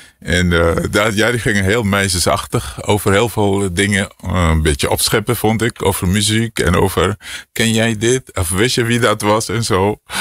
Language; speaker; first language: Dutch; native; Dutch